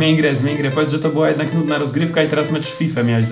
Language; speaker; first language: Polish; native; Polish